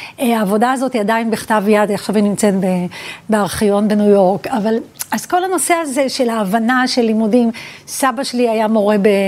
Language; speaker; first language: Hebrew; early bilingual, other home language; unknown